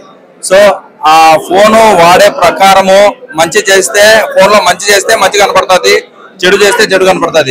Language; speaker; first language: Telugu; native; Telugu